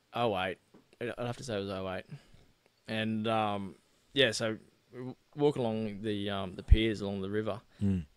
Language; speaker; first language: English; native; English